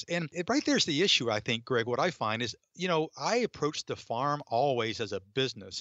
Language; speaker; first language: English; native; English